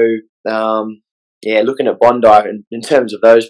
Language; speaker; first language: English; native; English